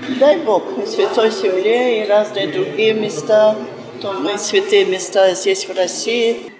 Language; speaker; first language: Russian; early bilingual, heritage; Russian